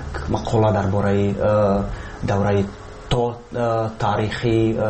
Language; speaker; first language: Persian; non-native, fluent; Czech